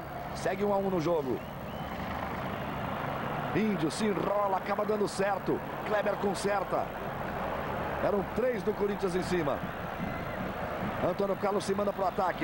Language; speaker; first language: Portuguese; native; Portuguese